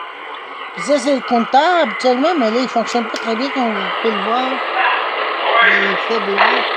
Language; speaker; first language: French; native; French